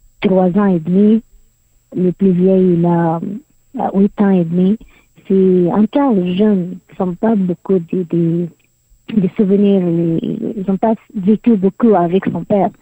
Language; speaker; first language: French; non-native, learner; Arabic